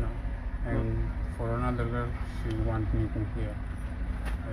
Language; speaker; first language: English; non-native, learner; Romanian